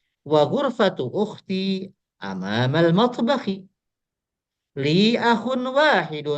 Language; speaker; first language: Arabic; non-native, fluent; Indonesian